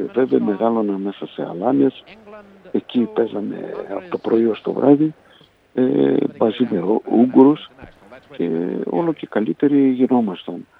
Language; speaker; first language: Greek; early bilingual, heritage; Greek